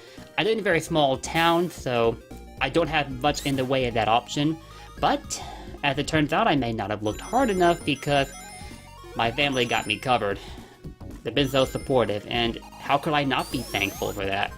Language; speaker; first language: English; native; English